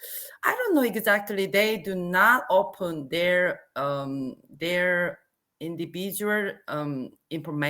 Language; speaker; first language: English; non-native, learner; Korean